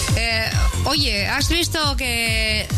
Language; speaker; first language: Spanish; native; Spanish